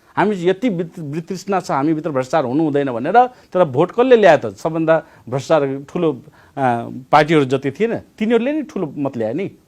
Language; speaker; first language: Nepali; non-native, local second language; Maithili